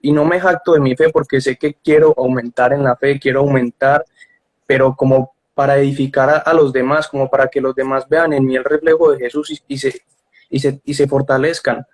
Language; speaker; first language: Spanish; native; Spanish